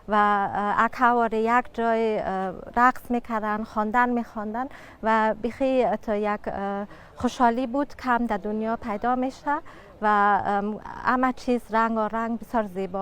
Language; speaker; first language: Persian; early bilingual, heritage; Persian